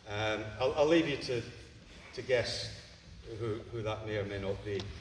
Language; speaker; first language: English; native; English